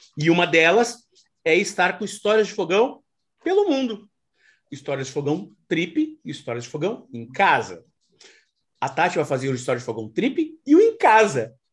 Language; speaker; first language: Portuguese; native; Portuguese